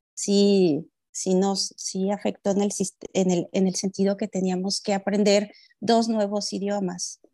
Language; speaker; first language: Spanish; native; Spanish